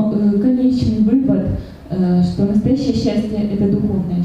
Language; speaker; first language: Russian; native; Russian